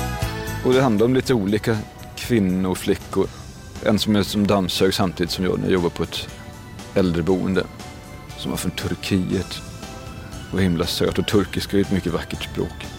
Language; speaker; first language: Swedish; native; Swedish